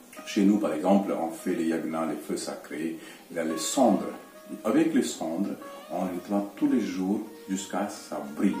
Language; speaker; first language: French; non-native, fluent; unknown